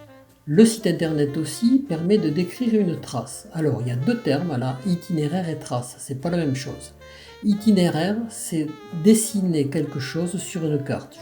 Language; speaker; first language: French; native; French